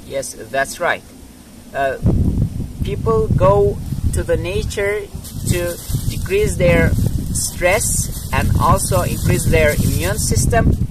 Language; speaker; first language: English; non-native, learner; Turkish